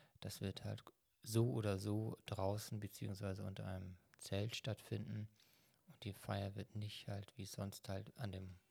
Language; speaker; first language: German; native; German